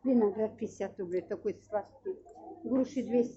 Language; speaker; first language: Russian; non-native, local second language; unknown